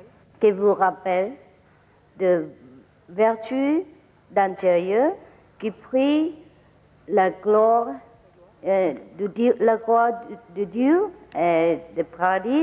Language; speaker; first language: French; non-native, learner; Vietnamese